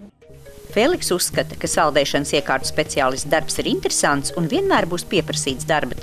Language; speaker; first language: Latvian; native; Latvian